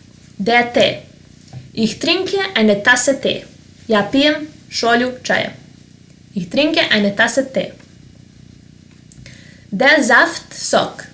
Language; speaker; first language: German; non-native, fluent; Serbian